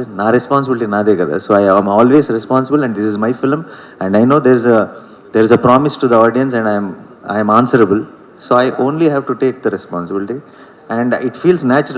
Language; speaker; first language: Telugu; native; Telugu